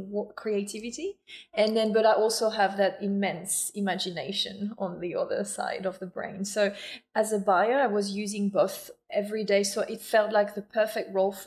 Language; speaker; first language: English; non-native, fluent; French